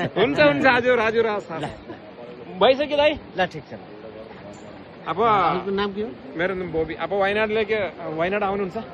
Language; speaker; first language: Nepali; non-native, learner; Malayalam